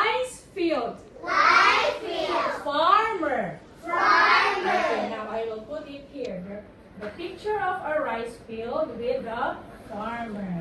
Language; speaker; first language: English; non-native, fluent; Filipino